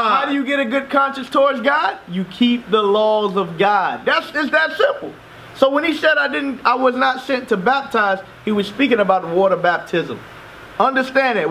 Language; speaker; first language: English; native; English